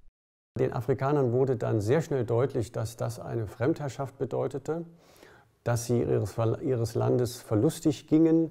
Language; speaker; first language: German; native; German